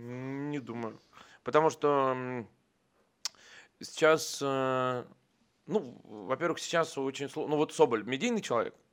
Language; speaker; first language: Russian; native; Russian